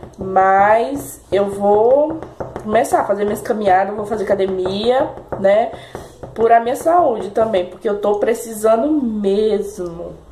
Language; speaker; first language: Portuguese; native; Portuguese